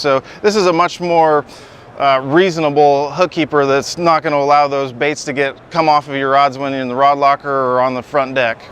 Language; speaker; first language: English; native; English